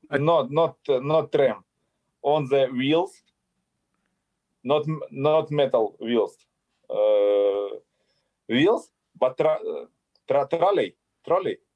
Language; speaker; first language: English; non-native, learner; Ukrainian